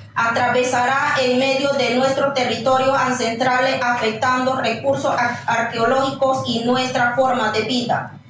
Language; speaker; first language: Spanish; non-native, local second language; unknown